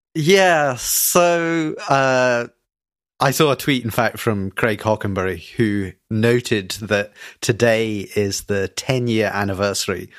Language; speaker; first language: English; native; English